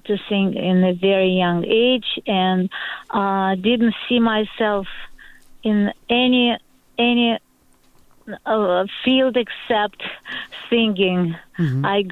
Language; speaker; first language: English; non-native, learner; Russian